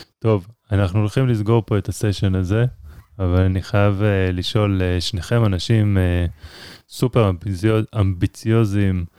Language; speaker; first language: Hebrew; native; Hebrew